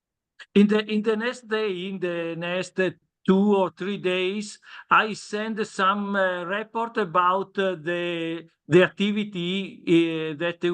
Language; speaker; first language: English; non-native, learner; Italian